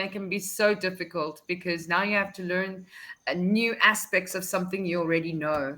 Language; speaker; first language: English; non-native, fluent; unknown